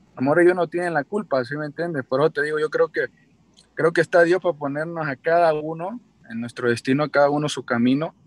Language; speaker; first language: Spanish; native; Spanish